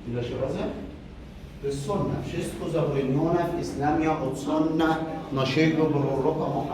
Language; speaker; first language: Polish; non-native, learner; Arabic